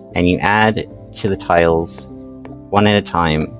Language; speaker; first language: English; native; English